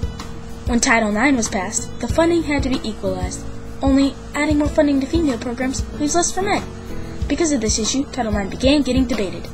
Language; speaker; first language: English; native; English